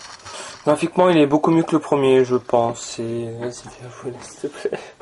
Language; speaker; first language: French; native; French